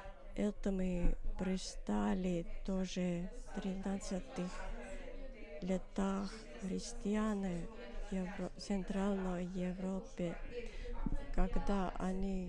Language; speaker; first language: Russian; non-native, learner; Finnish